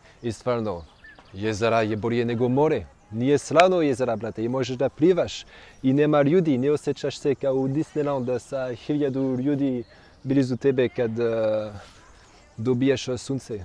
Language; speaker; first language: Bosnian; non-native, fluent; French